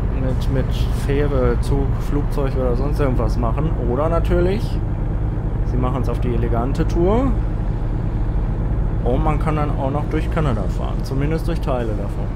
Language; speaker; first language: German; native; German